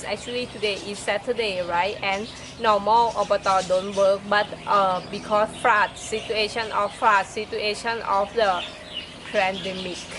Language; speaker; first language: English; non-native, fluent; Thai